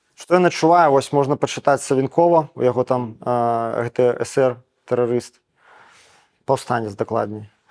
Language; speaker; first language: Belarusian; non-native, local second language; Russian